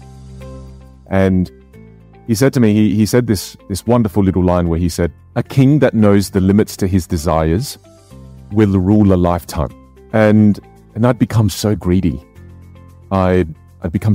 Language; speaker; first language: English; native; English